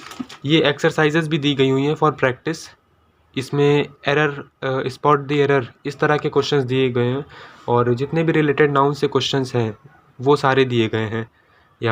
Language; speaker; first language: Hindi; native; Hindi